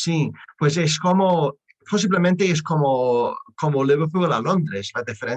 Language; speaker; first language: Spanish; non-native, learner; English